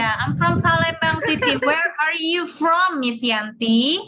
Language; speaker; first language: English; non-native, fluent; Indonesian